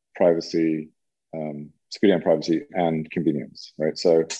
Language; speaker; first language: English; native; English